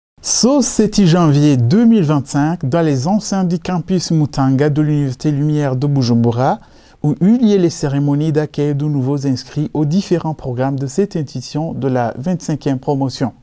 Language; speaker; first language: French; non-native, local second language; Rundi